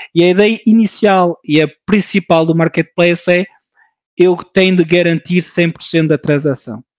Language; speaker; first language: Portuguese; early bilingual, heritage; Portuguese